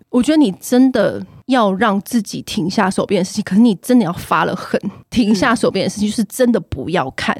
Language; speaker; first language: Chinese; native; Chinese